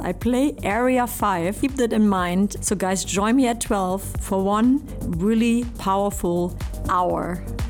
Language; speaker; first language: English; non-native, fluent; German